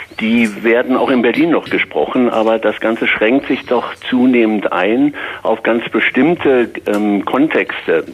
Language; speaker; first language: German; native; German